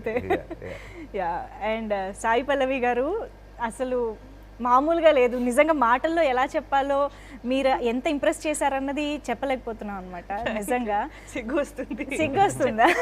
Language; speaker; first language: Telugu; native; Telugu